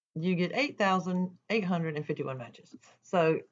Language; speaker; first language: English; native; English